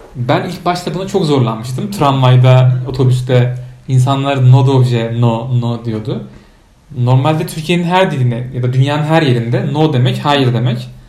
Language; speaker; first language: Turkish; native; Turkish